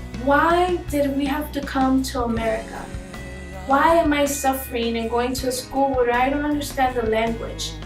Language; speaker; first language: English; early bilingual, other home language; Spanish